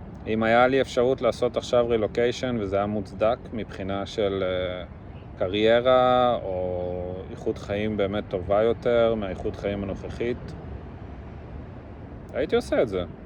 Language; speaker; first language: Hebrew; early bilingual, other home language; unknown